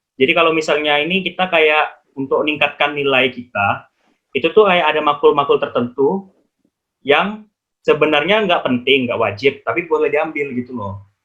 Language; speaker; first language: Indonesian; native; Indonesian